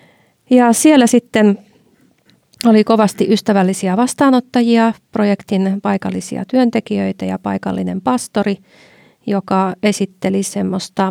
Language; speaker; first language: Finnish; native; Finnish